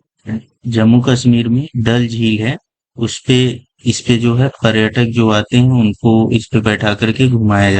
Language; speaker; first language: Hindi; native; Hindi